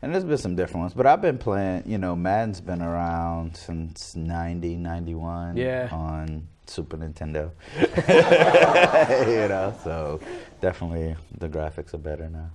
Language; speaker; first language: English; native; English